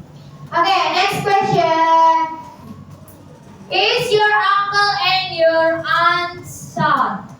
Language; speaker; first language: English; non-native, learner; Indonesian